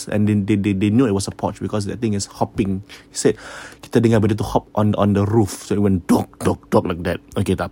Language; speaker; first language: English; native; English